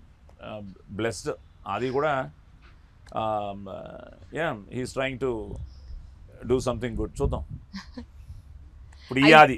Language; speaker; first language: Telugu; native; Telugu